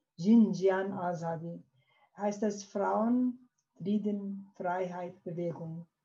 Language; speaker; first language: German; non-native, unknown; Kurdish